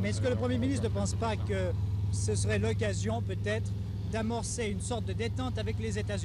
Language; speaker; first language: French; native; French